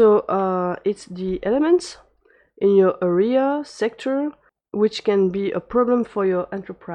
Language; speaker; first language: English; non-native, fluent; French